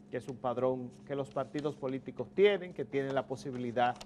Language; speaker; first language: Spanish; native; Spanish